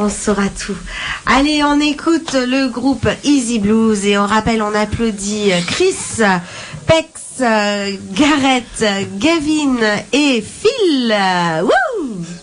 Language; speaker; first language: French; native; French